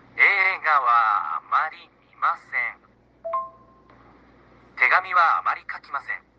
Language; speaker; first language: Japanese; non-native, learner; English